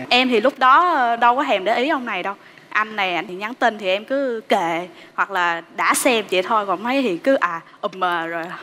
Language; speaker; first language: Vietnamese; native; Vietnamese